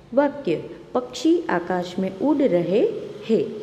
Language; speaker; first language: Hindi; non-native, local second language; Gujarati